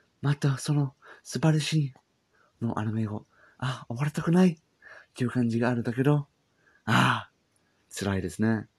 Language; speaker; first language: Japanese; non-native, learner; English